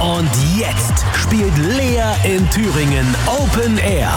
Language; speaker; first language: German; native; German